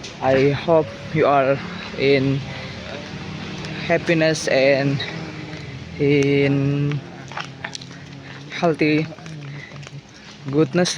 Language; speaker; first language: English; non-native, learner; Indonesian